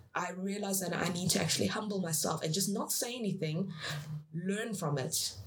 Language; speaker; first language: English; early bilingual, other home language; Chinese